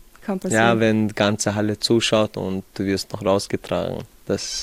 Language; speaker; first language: German; non-native, fluent; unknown